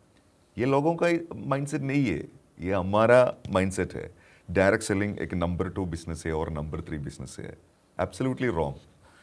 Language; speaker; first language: Hindi; non-native, local second language; Malayalam